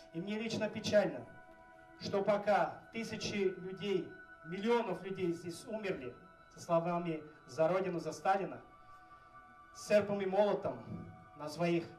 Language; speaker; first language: Russian; non-native, fluent; Portuguese